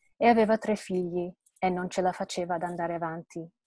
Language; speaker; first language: Italian; non-native, fluent; English